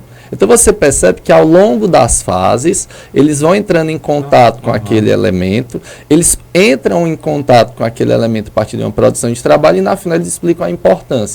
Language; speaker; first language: Portuguese; native; Portuguese